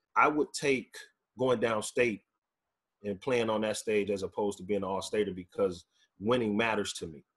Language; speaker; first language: English; native; English